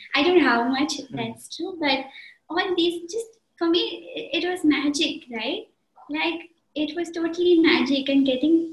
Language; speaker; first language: English; non-native, local second language; Marathi